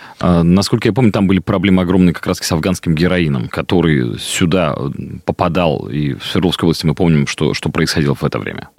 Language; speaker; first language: Russian; native; Russian